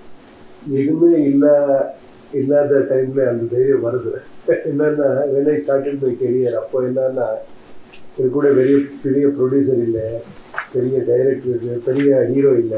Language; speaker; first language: Tamil; non-native, learner; Kannada